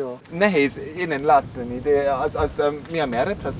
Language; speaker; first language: Hungarian; non-native, learner; English